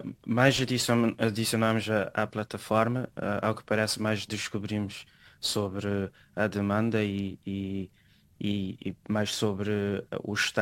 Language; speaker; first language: Portuguese; non-native, local second language; Kabuverdianu